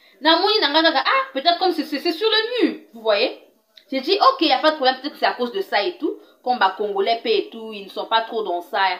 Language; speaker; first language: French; non-native, local second language; Lingala